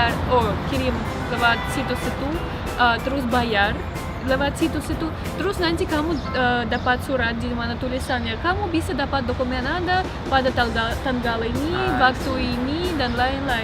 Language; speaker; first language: Indonesian; non-native, learner; Russian